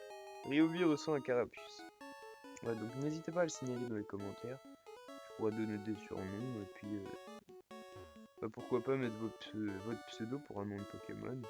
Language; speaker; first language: French; native; French